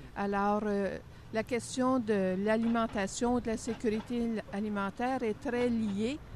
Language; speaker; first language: French; native; French